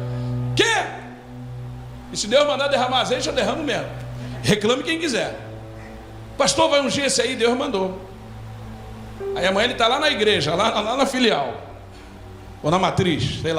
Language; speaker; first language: Portuguese; native; Portuguese